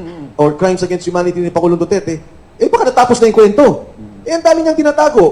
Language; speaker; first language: Filipino; native; Filipino